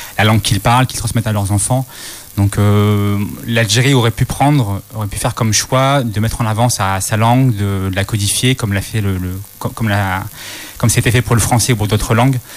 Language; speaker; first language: French; early bilingual, other home language; Arabic